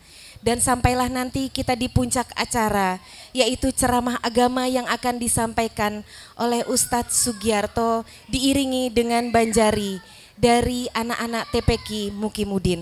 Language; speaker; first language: Indonesian; native; Indonesian